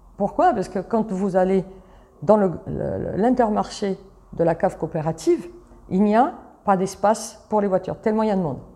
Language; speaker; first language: French; early bilingual, other home language; Italian